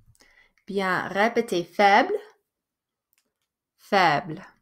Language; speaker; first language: French; non-native, fluent; English